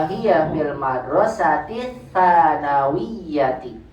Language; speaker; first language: Arabic; non-native, fluent; Indonesian